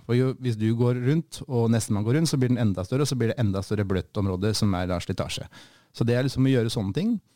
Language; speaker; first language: Norwegian; native; Norwegian